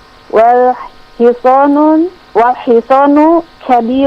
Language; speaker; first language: Arabic; non-native, learner; Indonesian